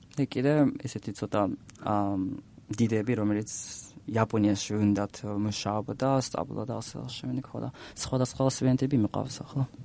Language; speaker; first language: Georgian; non-native, learner; Japanese